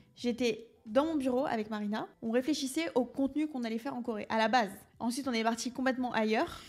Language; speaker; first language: French; native; French